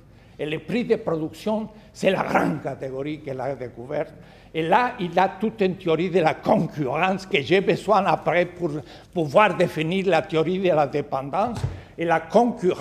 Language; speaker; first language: French; non-native, fluent; Spanish